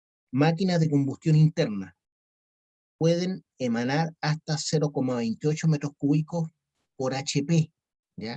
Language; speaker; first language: Spanish; native; Spanish